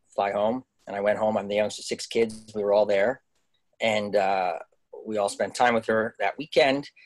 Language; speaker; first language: English; native; English